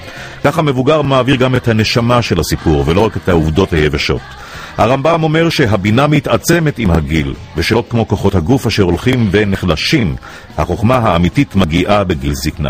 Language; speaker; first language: Hebrew; native; Hebrew